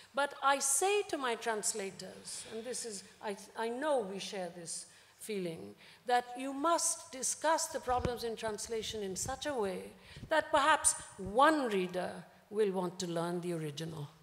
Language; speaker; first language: English; non-native, local second language; Bangla